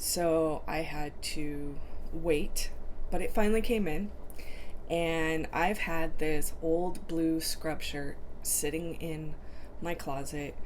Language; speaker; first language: English; native; English